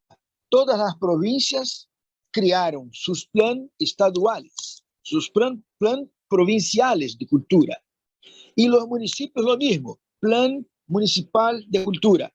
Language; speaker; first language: Spanish; non-native, fluent; Portuguese